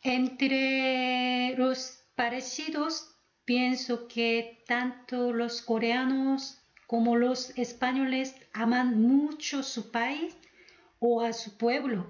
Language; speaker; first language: Spanish; non-native, fluent; Korean